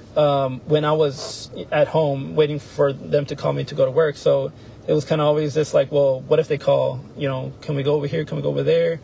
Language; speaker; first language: English; native; English